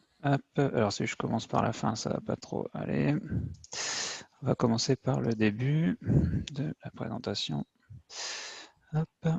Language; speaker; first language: French; native; French